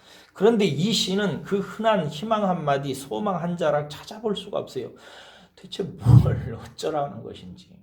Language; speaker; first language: Korean; native; Korean